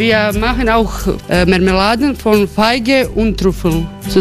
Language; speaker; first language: German; non-native, learner; Croatian